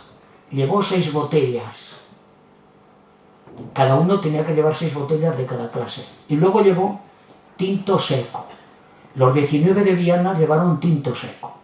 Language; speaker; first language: Spanish; native; Spanish